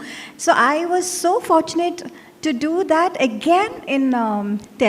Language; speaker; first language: Telugu; non-native, fluent; Tamil